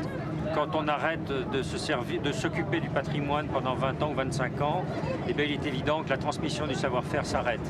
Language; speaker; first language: French; native; French